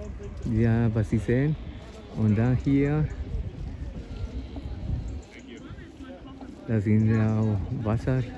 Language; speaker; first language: German; non-native, fluent; Spanish